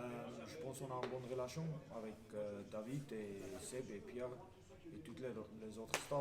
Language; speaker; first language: French; non-native, fluent; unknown